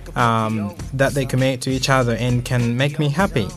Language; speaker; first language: English; non-native, local second language; Nyanja